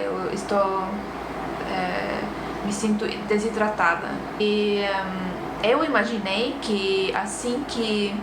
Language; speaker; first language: Portuguese; non-native, fluent; Estonian